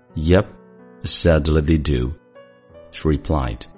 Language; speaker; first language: English; non-native, fluent; Chinese